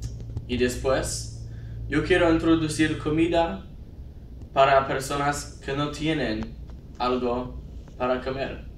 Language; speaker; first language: Spanish; non-native, learner; English